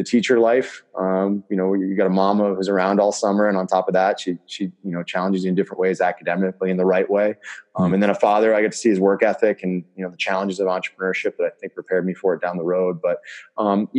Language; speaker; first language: English; native; English